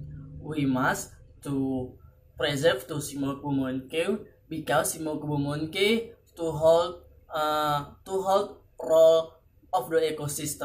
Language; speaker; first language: English; non-native, learner; Indonesian